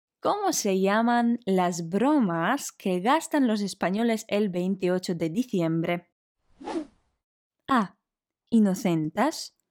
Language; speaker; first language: Spanish; non-native, fluent; Polish